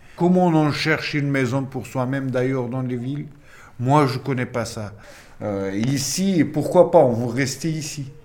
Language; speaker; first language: French; non-native, fluent; Pashto